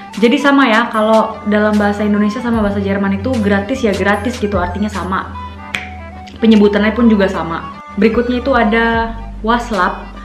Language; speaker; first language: Indonesian; native; Indonesian